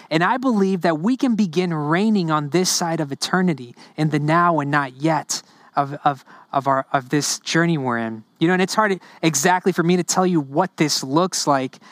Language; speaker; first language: English; early bilingual, other home language; Spanish